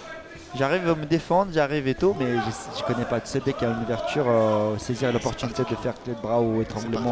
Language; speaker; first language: French; native; French